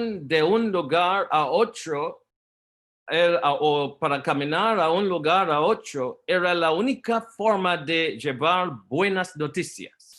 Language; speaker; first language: Spanish; non-native, learner; Portuguese